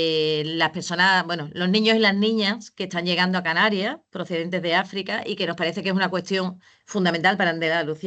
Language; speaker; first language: Spanish; native; Spanish